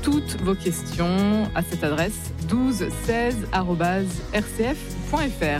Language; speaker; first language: French; native; French